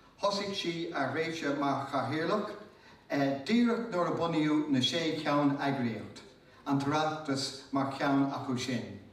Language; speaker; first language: Irish; native; Irish